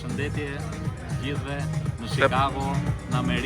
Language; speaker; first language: Albanian; early bilingual, heritage; Albanian